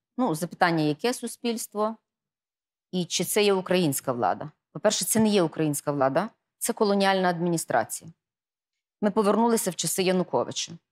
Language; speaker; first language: Ukrainian; native; Ukrainian